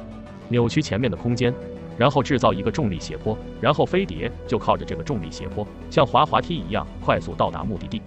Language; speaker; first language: Chinese; native; Chinese